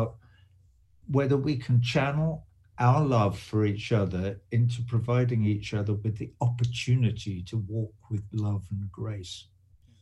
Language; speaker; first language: English; native; English